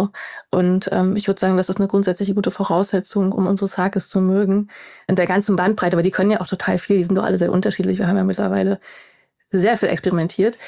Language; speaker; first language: German; native; German